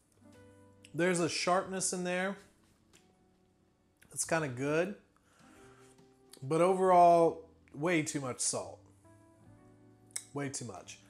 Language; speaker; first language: English; native; English